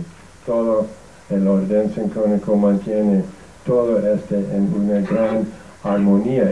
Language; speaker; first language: Spanish; non-native, fluent; English